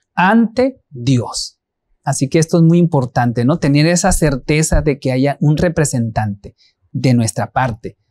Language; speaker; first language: Spanish; native; Spanish